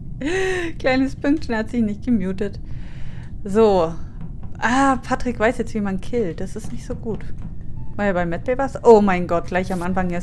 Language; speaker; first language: German; native; German